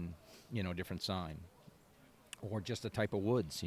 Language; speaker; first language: English; native; English